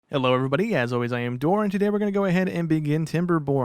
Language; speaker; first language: English; native; English